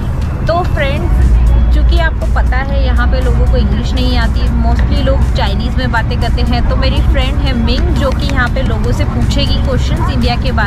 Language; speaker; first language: Hindi; native; Hindi